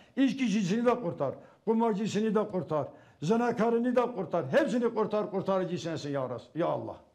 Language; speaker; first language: Turkish; non-native, local second language; Kurdish